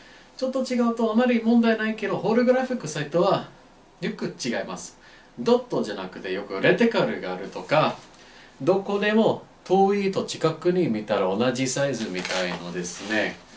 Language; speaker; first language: Japanese; non-native, fluent; English